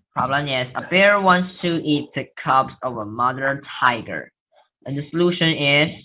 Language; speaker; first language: English; non-native, learner; Chinese